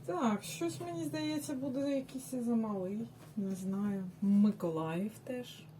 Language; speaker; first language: Ukrainian; non-native, local second language; Russian